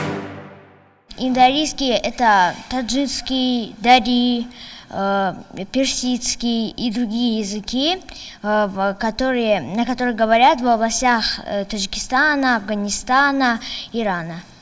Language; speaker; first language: Russian; non-native, local second language; Tajik